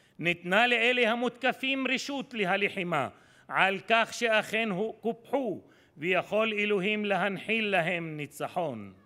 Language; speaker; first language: Hebrew; non-native, local second language; Arabic